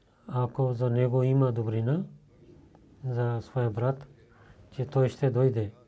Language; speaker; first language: Bulgarian; non-native, learner; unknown